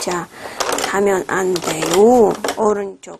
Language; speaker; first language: Korean; non-native, learner; Russian